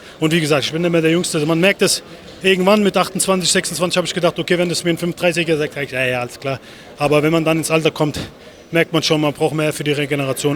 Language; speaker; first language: German; native; German